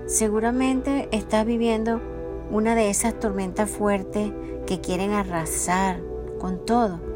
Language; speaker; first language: Spanish; native; Spanish